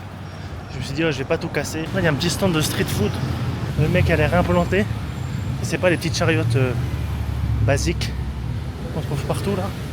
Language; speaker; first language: French; native; French